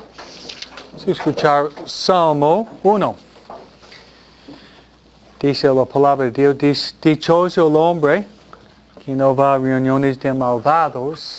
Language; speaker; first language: Spanish; non-native, fluent; English